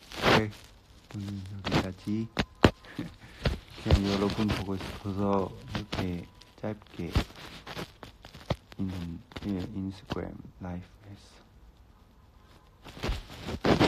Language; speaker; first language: Korean; non-native, learner; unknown